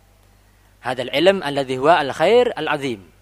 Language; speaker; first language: Arabic; non-native, fluent; Indonesian